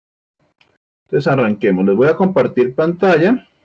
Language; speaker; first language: Spanish; native; Spanish